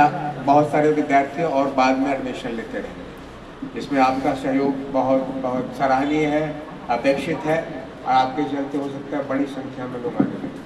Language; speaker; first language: Hindi; native; Hindi